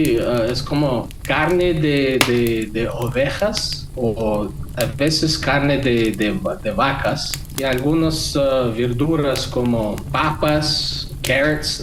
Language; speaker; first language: Spanish; non-native, fluent; Mongolian